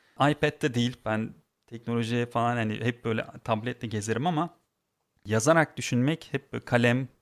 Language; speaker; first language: Turkish; non-native, fluent; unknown